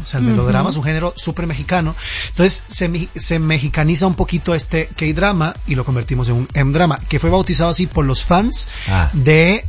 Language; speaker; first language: Spanish; native; Spanish